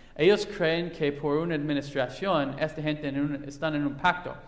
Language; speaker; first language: Spanish; non-native, fluent; English